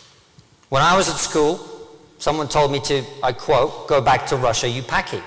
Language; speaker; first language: English; early bilingual, other home language; Russian